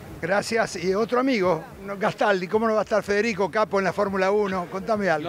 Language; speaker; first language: Spanish; native; Spanish